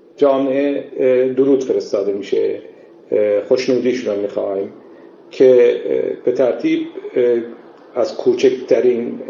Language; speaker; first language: Persian; native; Persian